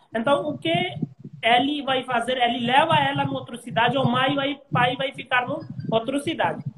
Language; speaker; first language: Portuguese; non-native, learner; Hindi